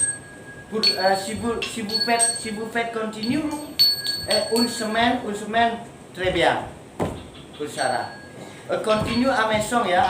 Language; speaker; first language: French; non-native, learner; Indonesian